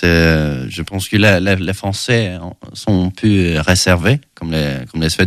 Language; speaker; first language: French; non-native, learner; Swedish